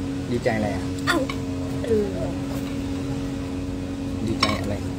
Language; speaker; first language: Thai; native; Thai